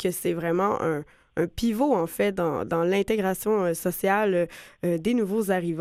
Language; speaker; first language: French; native; French